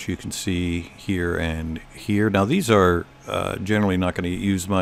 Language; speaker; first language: English; native; English